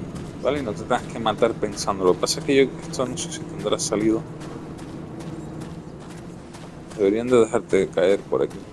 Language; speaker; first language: Spanish; native; Spanish